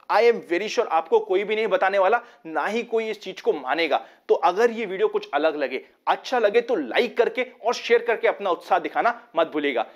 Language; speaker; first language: Hindi; native; Hindi